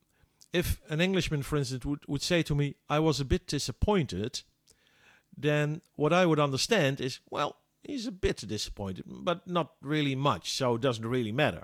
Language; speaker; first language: English; non-native, fluent; Dutch